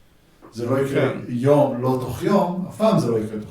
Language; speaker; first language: Hebrew; native; Hebrew